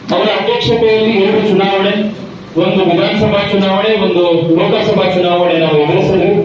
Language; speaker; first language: Kannada; native; Kannada